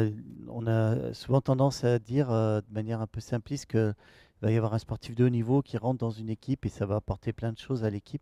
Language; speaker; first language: French; native; French